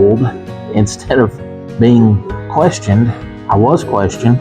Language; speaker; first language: English; native; English